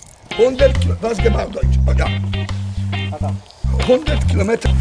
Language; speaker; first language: German; non-native, learner; Polish